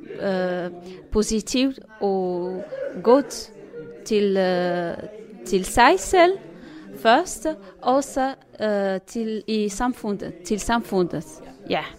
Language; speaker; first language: Norwegian; non-native, learner; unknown